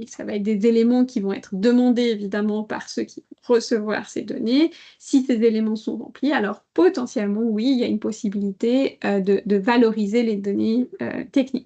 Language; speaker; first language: French; native; French